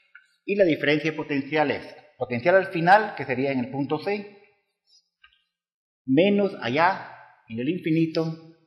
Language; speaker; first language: Spanish; native; Spanish